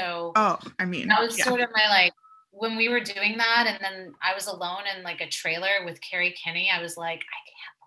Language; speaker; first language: English; native; English